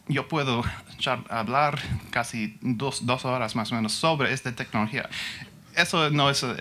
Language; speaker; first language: Spanish; non-native, learner; English